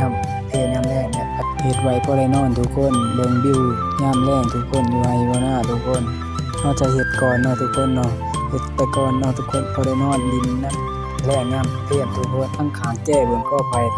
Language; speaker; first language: Thai; non-native, local second language; Lao